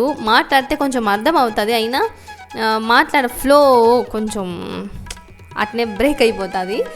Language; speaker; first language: Telugu; non-native, learner; Tamil